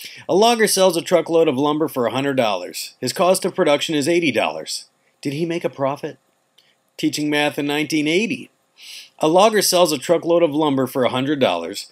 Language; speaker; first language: English; native; English